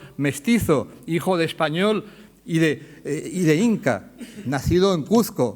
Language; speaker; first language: Spanish; native; Spanish